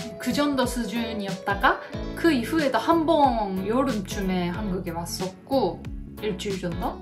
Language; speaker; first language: Korean; non-native, fluent; Japanese